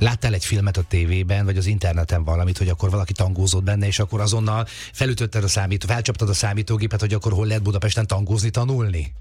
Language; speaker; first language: Hungarian; native; Hungarian